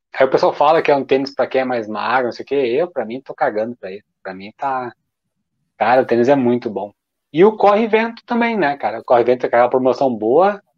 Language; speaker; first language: Portuguese; native; Portuguese